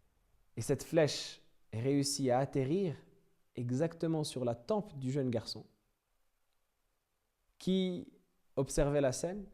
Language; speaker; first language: French; native; French